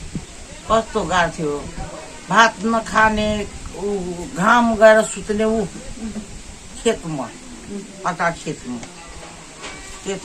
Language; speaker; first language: Nepali; non-native, local second language; Maithili